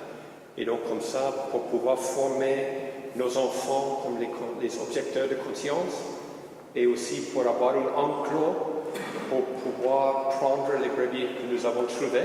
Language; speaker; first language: French; non-native, fluent; English